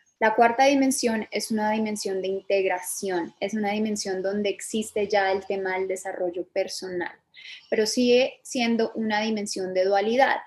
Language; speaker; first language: Spanish; early bilingual, other home language; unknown